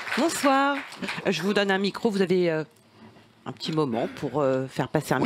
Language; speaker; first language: French; native; French